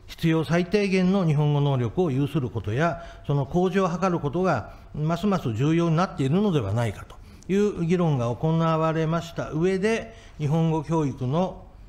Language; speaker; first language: Japanese; native; Japanese